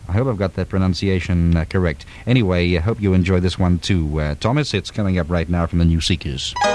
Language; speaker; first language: English; native; English